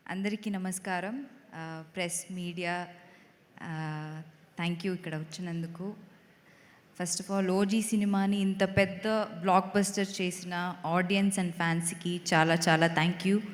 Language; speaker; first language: Telugu; non-native, fluent; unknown